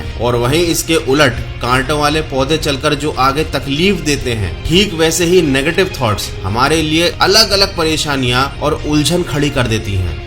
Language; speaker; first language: Hindi; native; Hindi